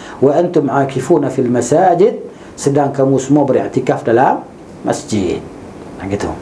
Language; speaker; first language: Malay; native; Malay